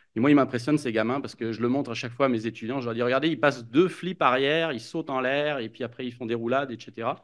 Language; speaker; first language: French; native; French